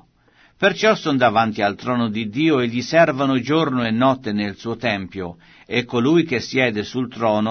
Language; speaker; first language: Italian; native; Italian